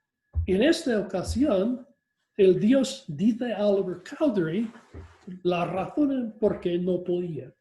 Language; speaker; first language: Spanish; non-native, fluent; English